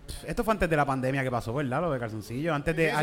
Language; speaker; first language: Spanish; native; Spanish